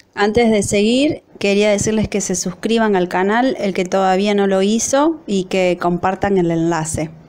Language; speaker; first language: Spanish; native; Spanish